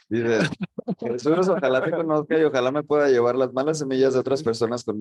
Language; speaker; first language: Spanish; native; Spanish